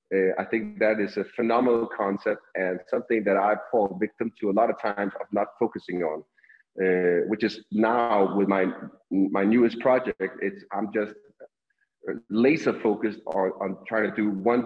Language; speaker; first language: English; non-native, fluent; Danish